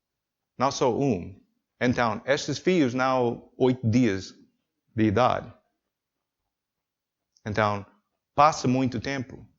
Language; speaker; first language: Portuguese; non-native, learner; English